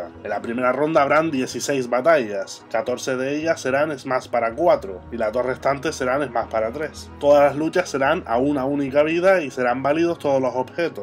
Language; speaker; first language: Spanish; native; Spanish